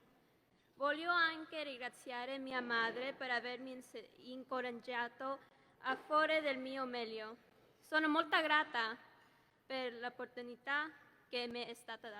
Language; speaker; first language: Italian; non-native, learner; English